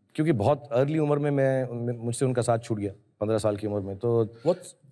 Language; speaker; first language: Hindi; native; Hindi